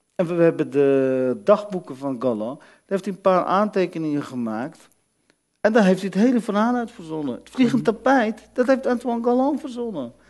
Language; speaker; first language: Dutch; early bilingual, other home language; Arabic